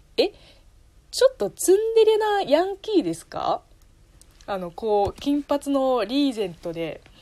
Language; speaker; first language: Japanese; non-native, fluent; Chinese